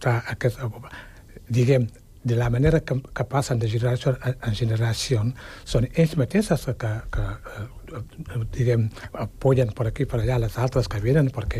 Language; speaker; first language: Catalan; non-native, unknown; Wolof